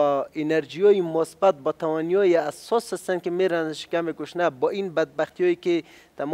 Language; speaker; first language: Persian; native; Persian